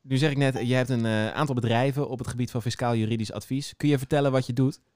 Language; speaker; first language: Dutch; native; Dutch